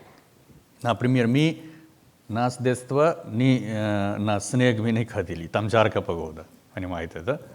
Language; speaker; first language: Russian; non-native, learner; Hindi